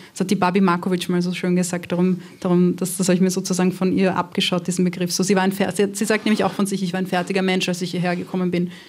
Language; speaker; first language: German; early bilingual, other home language; Serbian